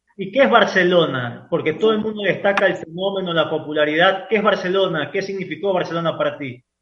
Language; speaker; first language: Spanish; native; Spanish